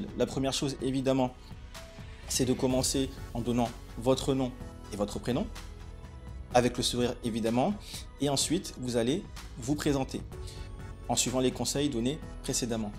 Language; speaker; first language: French; native; French